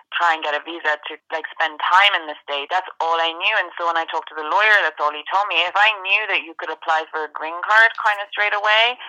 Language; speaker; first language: English; native; English